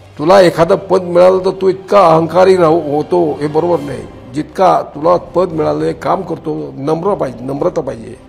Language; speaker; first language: Marathi; native; Marathi